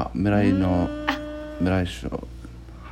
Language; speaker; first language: Japanese; non-native, learner; Arabic